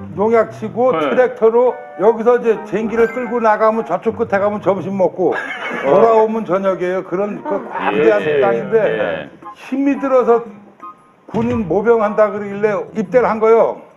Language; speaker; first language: Korean; non-native, fluent; English